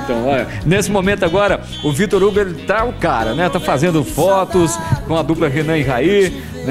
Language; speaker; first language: Portuguese; native; Portuguese